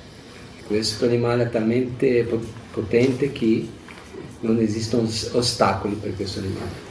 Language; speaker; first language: Italian; non-native, fluent; Portuguese